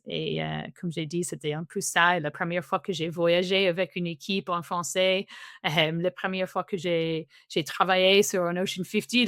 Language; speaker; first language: French; non-native, fluent; English